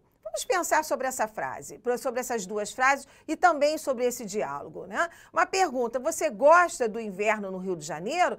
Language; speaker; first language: Portuguese; native; Portuguese